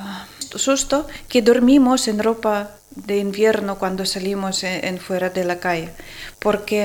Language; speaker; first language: Spanish; non-native, learner; Ukrainian